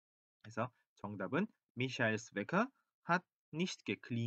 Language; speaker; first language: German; non-native, fluent; Korean